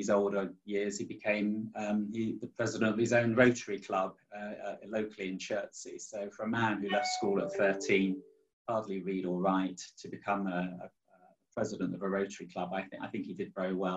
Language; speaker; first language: English; native; English